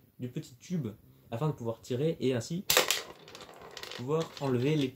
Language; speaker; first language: French; native; French